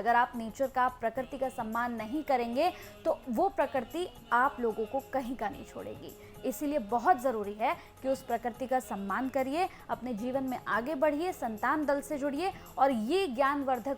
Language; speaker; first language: Hindi; native; Hindi